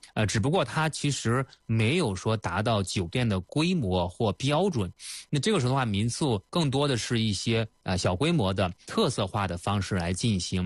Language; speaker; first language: Chinese; native; Chinese